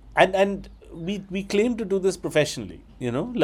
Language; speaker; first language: English; non-native, local second language; Bangla